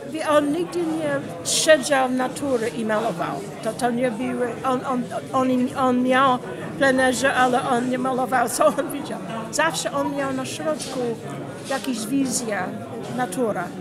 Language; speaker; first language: Polish; non-native, learner; English